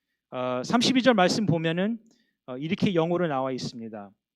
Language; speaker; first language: Korean; native; Korean